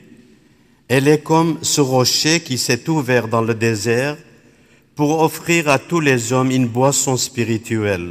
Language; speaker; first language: French; non-native, local second language; Arabic